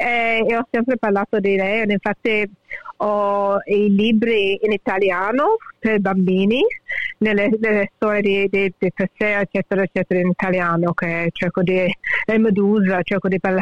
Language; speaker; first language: Italian; early bilingual, heritage; English